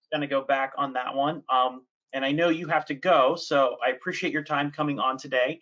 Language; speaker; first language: English; native; English